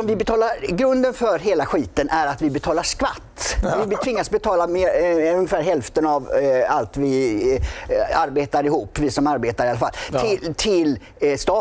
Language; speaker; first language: Swedish; native; Swedish